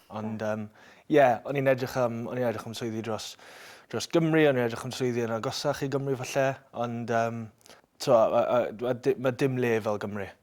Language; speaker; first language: Welsh; native; Welsh